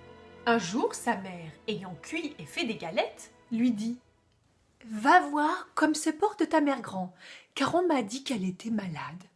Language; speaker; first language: French; native; French